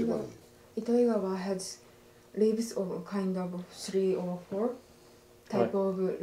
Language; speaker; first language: English; non-native, learner; Japanese